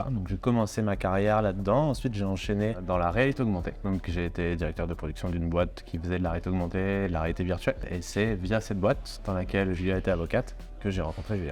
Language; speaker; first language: French; native; French